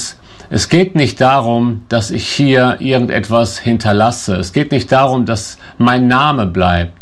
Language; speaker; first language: German; native; German